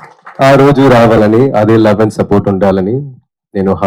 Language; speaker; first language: Telugu; non-native, local second language; Tamil